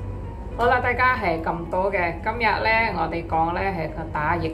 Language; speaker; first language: Cantonese; non-native, learner; Indonesian